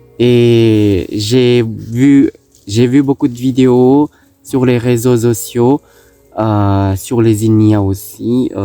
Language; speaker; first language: French; non-native, fluent; Thai